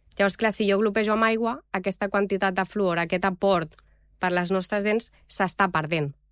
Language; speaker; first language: Catalan; native; Catalan